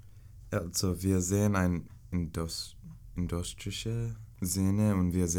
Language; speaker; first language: German; non-native, learner; English